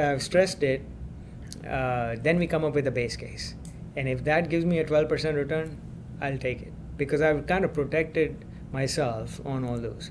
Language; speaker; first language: English; non-native, local second language; Gujarati